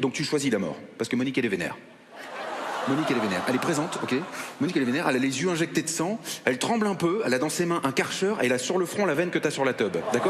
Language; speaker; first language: French; native; French